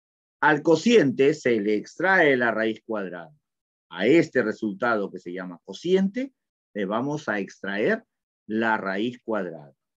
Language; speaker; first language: Spanish; native; Spanish